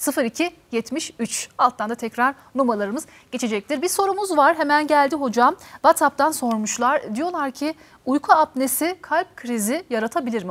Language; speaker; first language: Turkish; native; Turkish